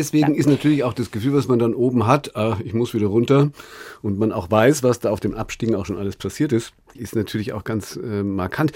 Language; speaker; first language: German; native; German